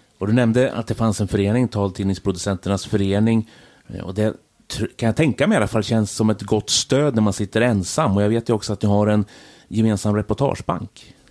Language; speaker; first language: Swedish; native; Swedish